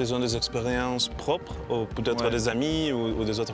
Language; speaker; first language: French; non-native, learner; Spanish